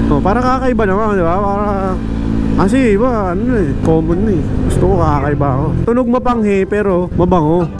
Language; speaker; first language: Filipino; native; Filipino